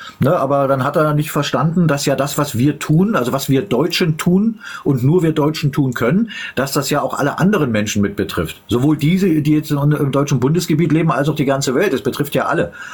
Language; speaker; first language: German; native; German